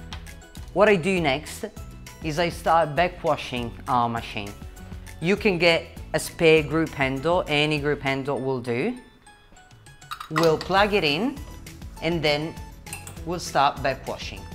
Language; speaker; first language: English; non-native, fluent; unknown